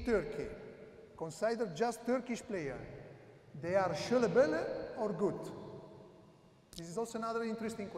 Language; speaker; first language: English; non-native, learner; Italian